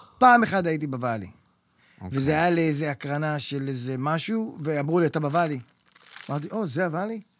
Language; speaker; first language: Hebrew; early bilingual, heritage; Hebrew